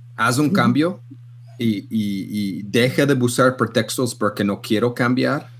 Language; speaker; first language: Spanish; non-native, fluent; English